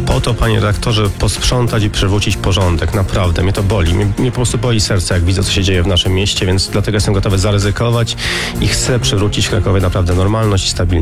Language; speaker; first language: Polish; native; Polish